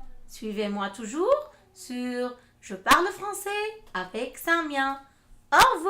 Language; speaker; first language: French; non-native, fluent; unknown